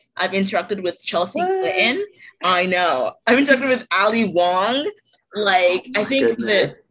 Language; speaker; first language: English; native; English